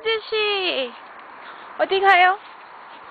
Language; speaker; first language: Korean; non-native, learner; English